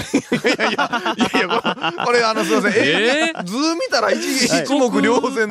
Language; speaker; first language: Japanese; native; Japanese